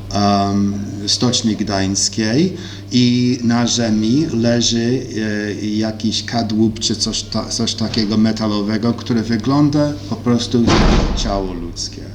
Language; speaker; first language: Polish; early bilingual, heritage; Polish